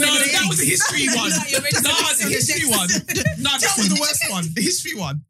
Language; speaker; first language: English; native; English